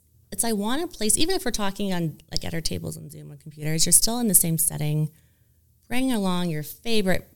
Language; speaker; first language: English; native; English